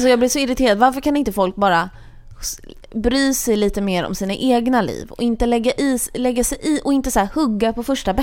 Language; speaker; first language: Swedish; native; Swedish